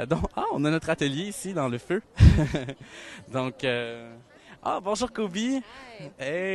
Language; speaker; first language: French; native; French